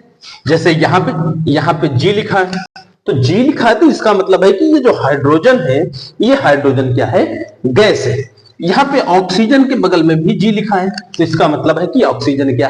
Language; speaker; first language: Hindi; native; Hindi